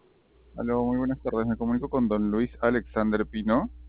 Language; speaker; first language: Spanish; native; Spanish